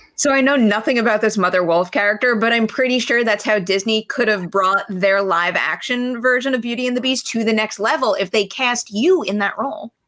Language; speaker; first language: English; native; English